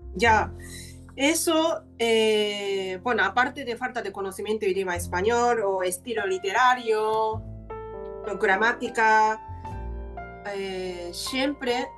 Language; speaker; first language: Spanish; non-native, fluent; Japanese